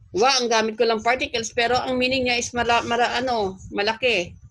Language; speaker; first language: Filipino; native; Filipino